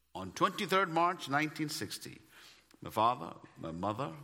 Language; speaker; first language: English; non-native, local second language; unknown